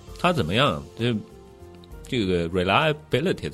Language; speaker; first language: Chinese; native; Chinese